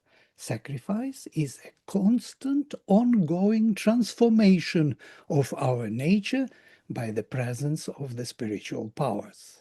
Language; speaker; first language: English; non-native, fluent; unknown